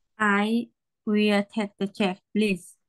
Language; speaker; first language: English; non-native, learner; Vietnamese